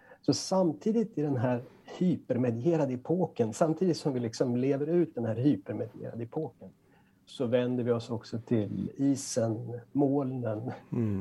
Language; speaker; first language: Swedish; native; Swedish